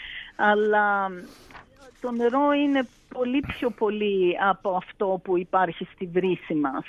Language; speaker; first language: Greek; early bilingual, heritage; Greek